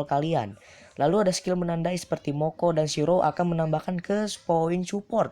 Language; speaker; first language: Indonesian; native; Indonesian